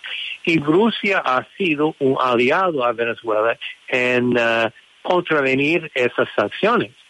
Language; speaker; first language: Spanish; non-native, fluent; English